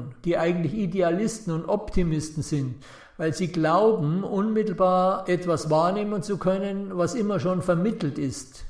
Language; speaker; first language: German; native; German